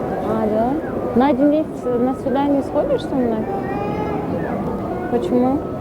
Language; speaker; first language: Russian; non-native, local second language; Kyrgyz